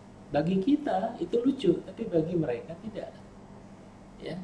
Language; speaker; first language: Indonesian; native; Indonesian